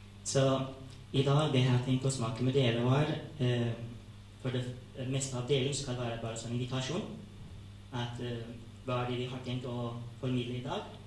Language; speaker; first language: Norwegian; non-native, fluent; Tigrinya